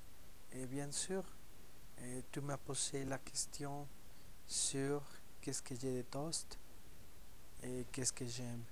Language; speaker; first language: French; non-native, learner; Spanish